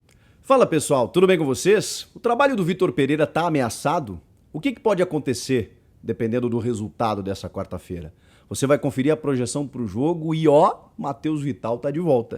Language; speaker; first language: Portuguese; native; Portuguese